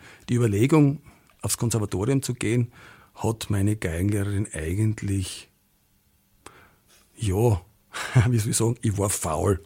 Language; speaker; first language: German; native; German